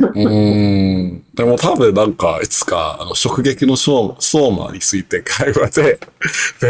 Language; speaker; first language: Japanese; non-native, learner; English